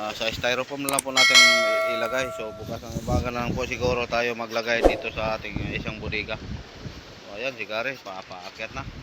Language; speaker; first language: Filipino; non-native, local second language; Cebuano